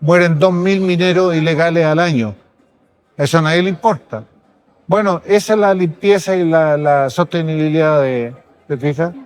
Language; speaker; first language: Spanish; native; Spanish